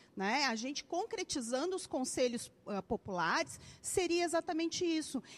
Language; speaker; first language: Portuguese; native; Portuguese